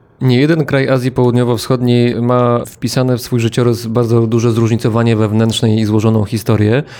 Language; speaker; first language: Polish; native; Polish